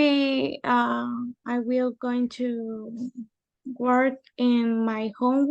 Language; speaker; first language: English; non-native, learner; Spanish